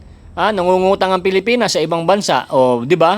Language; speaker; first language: Filipino; native; Filipino